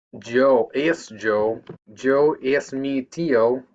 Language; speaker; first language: Spanish; non-native, learner; English